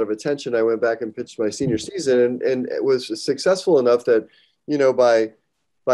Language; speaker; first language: English; native; English